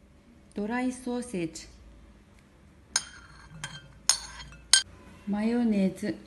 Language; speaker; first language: Japanese; non-native, fluent; Mongolian